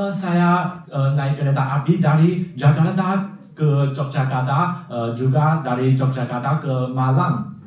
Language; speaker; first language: Indonesian; non-native, fluent; Chinese